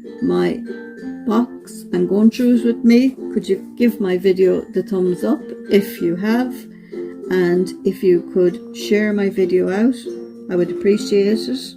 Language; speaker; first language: English; native; English